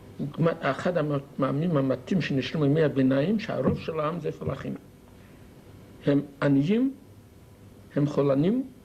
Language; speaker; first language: Hebrew; non-native, fluent; Yiddish